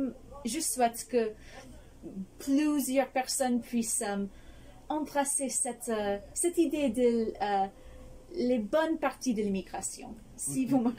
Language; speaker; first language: French; non-native, fluent; English